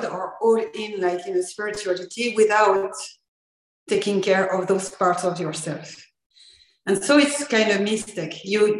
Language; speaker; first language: English; non-native, fluent; French